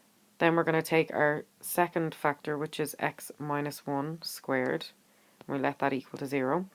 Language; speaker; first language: English; native; English